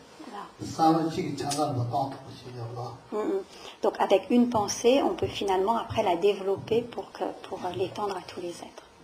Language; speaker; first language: French; native; French